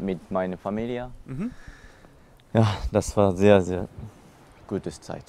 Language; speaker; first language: German; non-native, learner; Japanese